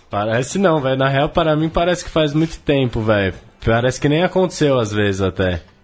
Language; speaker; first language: Portuguese; native; Portuguese